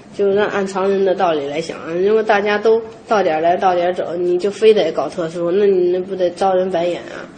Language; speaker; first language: Chinese; native; Chinese